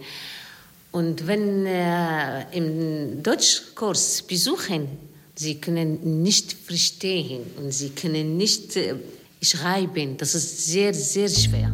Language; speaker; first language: German; non-native, learner; Arabic